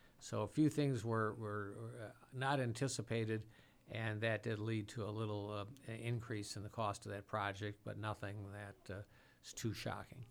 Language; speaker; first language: English; native; English